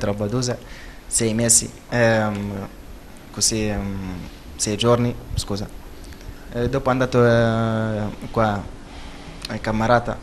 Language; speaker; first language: Italian; non-native, learner; Arabic